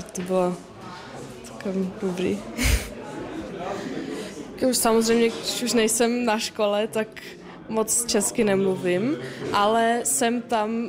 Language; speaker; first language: Czech; non-native, local second language; German